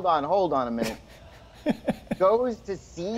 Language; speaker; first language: English; native; English